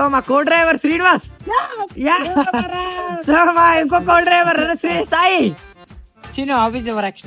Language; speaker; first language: Telugu; native; Telugu